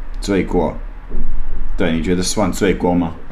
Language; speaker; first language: Chinese; non-native, learner; English